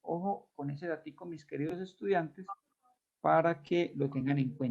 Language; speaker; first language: Spanish; native; Spanish